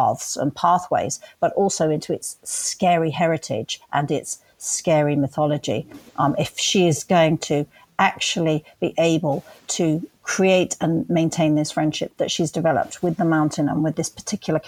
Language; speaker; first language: English; native; English